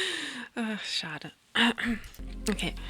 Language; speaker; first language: German; native; German